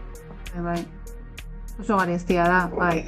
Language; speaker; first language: Basque; non-native, learner; Spanish